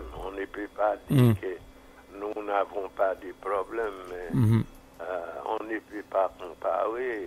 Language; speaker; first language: French; non-native, fluent; English